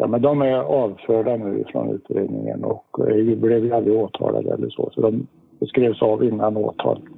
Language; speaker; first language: Swedish; native; Swedish